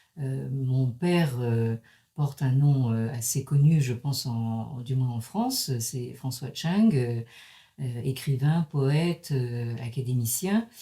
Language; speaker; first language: French; early bilingual, other home language; Chinese